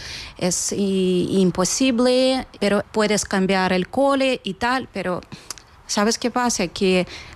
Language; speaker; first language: Spanish; non-native, fluent; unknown